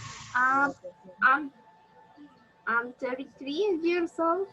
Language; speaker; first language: English; non-native, learner; Spanish